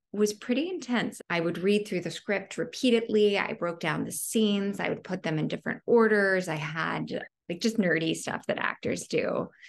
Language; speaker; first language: English; native; English